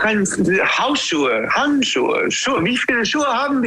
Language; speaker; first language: German; non-native, learner; English